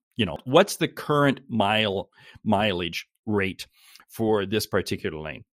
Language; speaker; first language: English; native; English